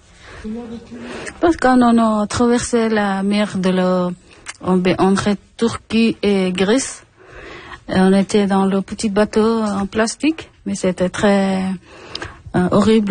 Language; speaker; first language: French; non-native, learner; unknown